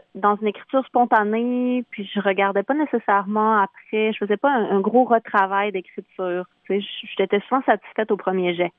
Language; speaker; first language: French; native; French